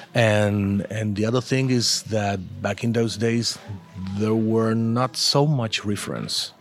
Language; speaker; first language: English; non-native, fluent; Spanish